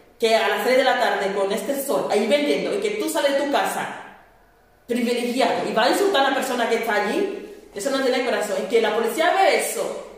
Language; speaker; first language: Spanish; non-native, fluent; Portuguese